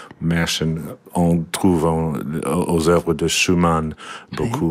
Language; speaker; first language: French; non-native, learner; English